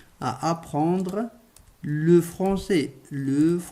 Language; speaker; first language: French; non-native, local second language; Arabic